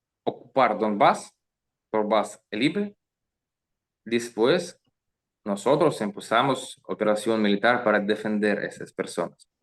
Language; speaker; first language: Spanish; non-native, learner; Russian